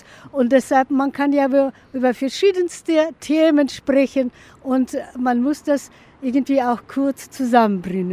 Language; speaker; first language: German; non-native, fluent; Russian